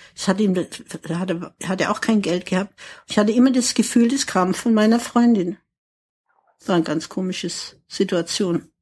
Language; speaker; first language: German; native; German